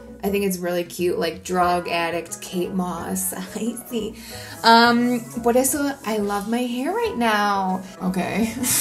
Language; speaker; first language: English; early bilingual, other home language; Spanish